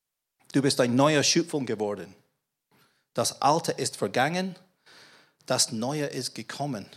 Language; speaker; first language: German; non-native, fluent; English